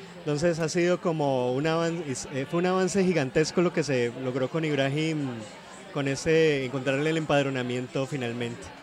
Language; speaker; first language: Spanish; native; Spanish